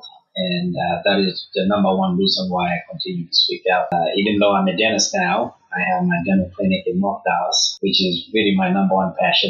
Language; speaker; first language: English; early bilingual, other home language; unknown